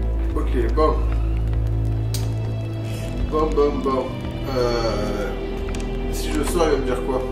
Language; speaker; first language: French; native; French